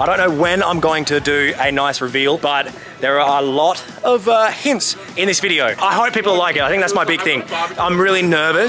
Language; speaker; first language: English; native; English